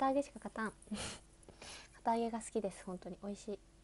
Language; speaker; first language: Japanese; native; Japanese